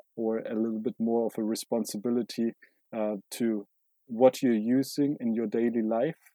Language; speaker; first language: English; non-native, fluent; German